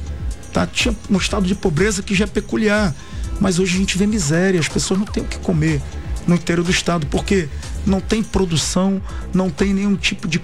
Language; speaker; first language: Portuguese; native; Portuguese